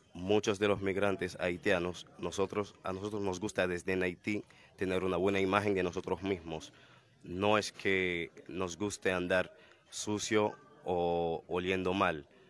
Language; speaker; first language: Spanish; non-native, fluent; Haitian Creole